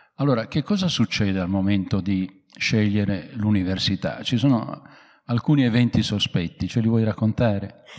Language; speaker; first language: Italian; native; Italian